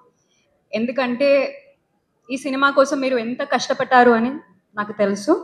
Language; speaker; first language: Telugu; non-native, learner; Malayalam